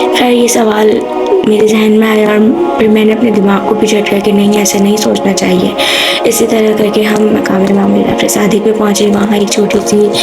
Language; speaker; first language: Urdu; native; Urdu